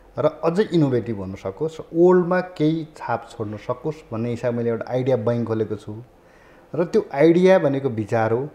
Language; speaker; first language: Nepali; native; Nepali